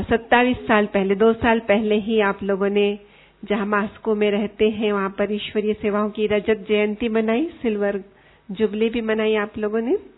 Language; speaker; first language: Hindi; native; Hindi